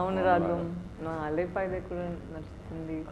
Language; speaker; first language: Telugu; non-native, local second language; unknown